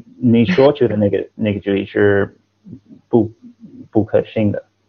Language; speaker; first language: Chinese; non-native, fluent; English